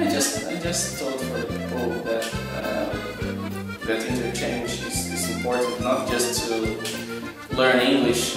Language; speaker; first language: English; non-native, learner; Portuguese